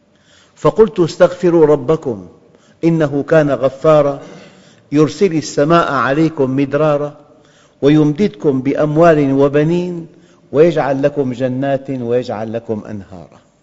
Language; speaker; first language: Arabic; native; Arabic